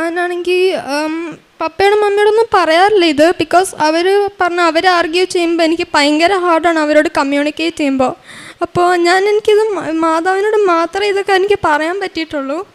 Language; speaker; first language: Malayalam; early bilingual, heritage; Malayalam